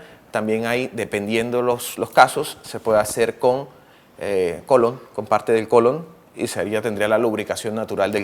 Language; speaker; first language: Spanish; native; Spanish